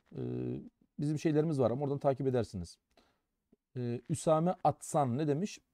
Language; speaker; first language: Turkish; early bilingual, heritage; German